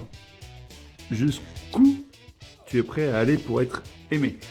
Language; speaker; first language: French; native; French